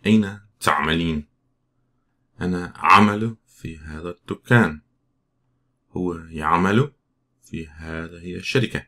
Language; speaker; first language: Arabic; non-native, fluent; Danish